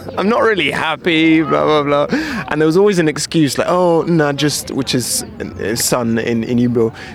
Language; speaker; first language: English; native; English